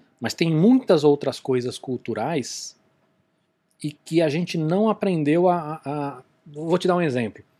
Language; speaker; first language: Portuguese; native; Portuguese